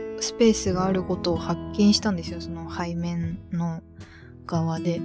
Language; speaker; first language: Japanese; native; Japanese